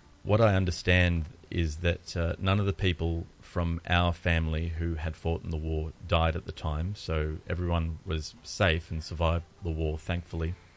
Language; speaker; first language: English; early bilingual, other home language; Greek